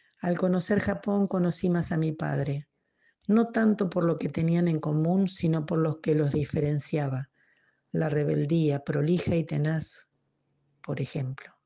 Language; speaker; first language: Spanish; native; Spanish